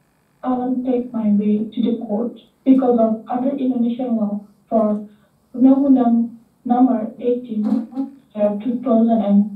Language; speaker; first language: English; non-native, learner; Indonesian